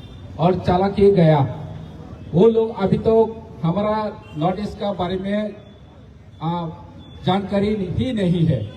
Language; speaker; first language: Hindi; non-native, local second language; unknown